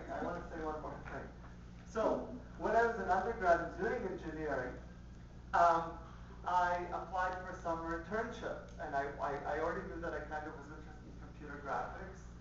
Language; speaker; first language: English; early bilingual, other home language; Spanish